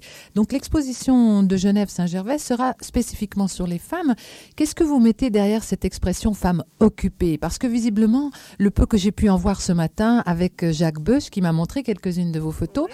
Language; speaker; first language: French; native; French